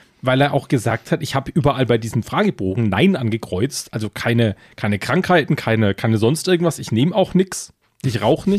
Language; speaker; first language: German; native; German